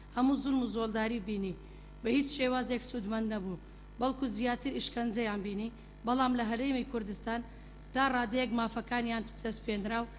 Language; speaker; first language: Central Kurdish; non-native, local second language; Turkish